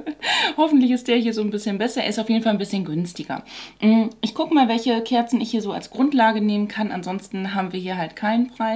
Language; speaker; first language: German; native; German